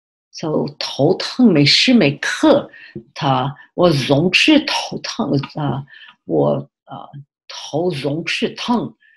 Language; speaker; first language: Chinese; non-native, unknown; English